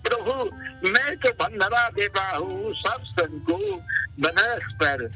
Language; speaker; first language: Hindi; non-native, local second language; Bangla